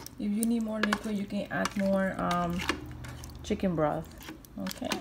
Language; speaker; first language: English; non-native, fluent; Spanish